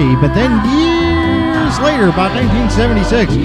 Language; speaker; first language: English; native; English